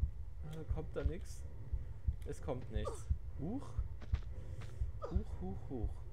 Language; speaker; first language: German; native; German